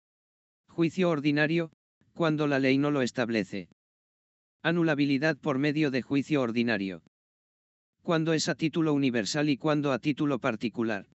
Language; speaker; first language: Spanish; native; Spanish